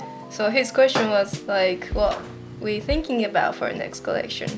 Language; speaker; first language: English; non-native, learner; Japanese